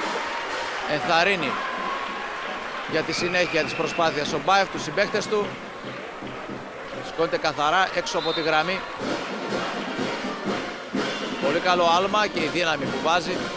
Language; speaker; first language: Greek; native; Greek